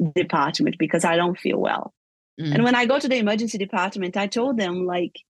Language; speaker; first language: English; non-native, fluent; Portuguese